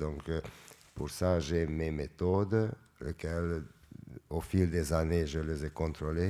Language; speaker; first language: French; non-native, fluent; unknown